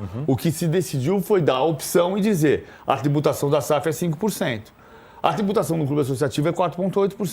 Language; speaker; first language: Portuguese; native; Portuguese